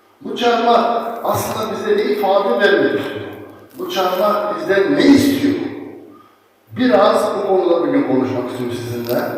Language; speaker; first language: Turkish; non-native, fluent; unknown